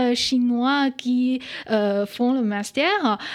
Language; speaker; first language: French; non-native, fluent; Chinese